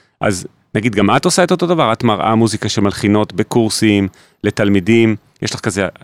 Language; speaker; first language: Hebrew; native; Hebrew